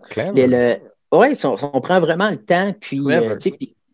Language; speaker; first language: French; native; French